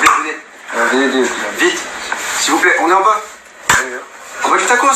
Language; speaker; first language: French; native; French